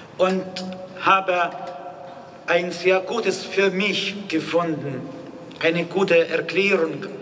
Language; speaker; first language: German; non-native, fluent; Ukrainian